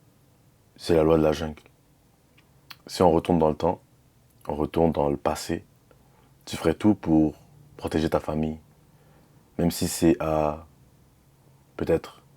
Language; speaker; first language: French; native; French